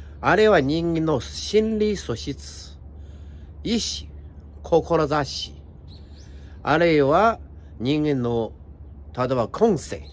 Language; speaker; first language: Japanese; non-native, fluent; Chinese